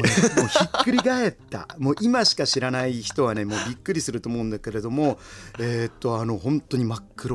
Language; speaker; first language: Japanese; native; Japanese